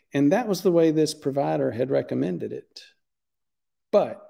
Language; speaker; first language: English; native; English